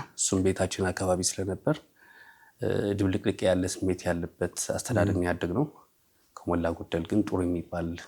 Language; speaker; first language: Amharic; non-native, local second language; Tigrinya